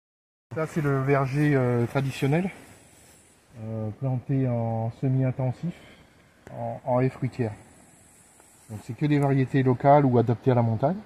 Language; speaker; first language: French; native; French